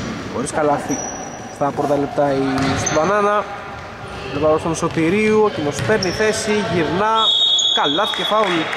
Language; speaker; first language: Greek; native; Greek